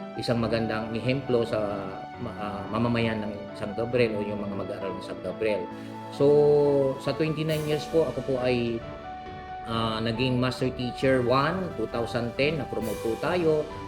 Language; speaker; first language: Filipino; non-native, local second language; Pangasinan